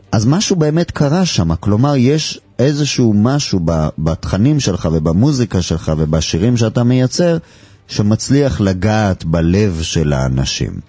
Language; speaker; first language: Hebrew; native; Hebrew